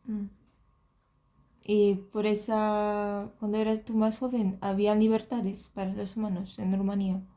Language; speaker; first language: Spanish; early bilingual, other home language; Romanian